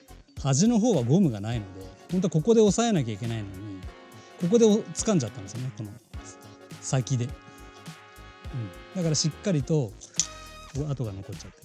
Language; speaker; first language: Japanese; native; Japanese